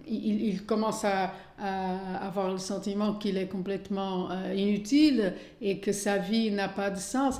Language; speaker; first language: French; non-native, fluent; Portuguese